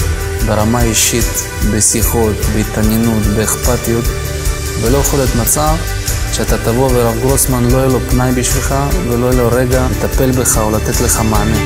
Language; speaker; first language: Hebrew; non-native, fluent; Russian